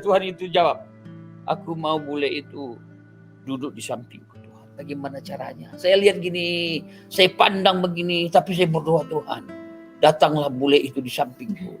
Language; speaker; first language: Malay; non-native, local second language; Achinese